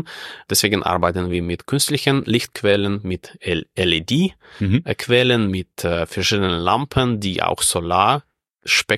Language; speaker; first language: German; non-native, fluent; Russian